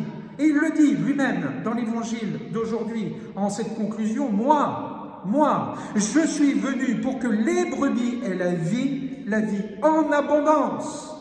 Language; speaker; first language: French; native; French